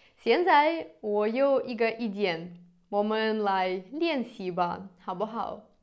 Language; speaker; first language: Chinese; non-native, fluent; Russian